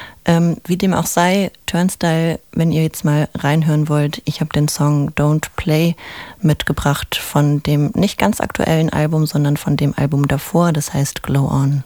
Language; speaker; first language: German; native; German